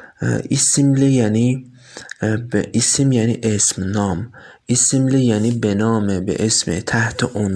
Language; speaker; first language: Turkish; non-native, fluent; Persian